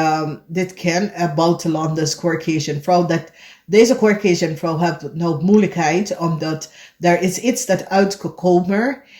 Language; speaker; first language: Dutch; non-native, fluent; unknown